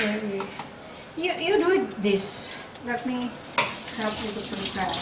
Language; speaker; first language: English; non-native, learner; Indonesian